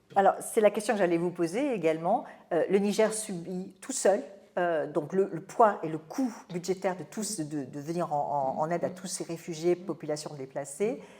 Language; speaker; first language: French; native; French